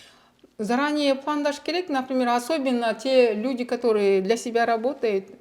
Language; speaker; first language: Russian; non-native, local second language; Kyrgyz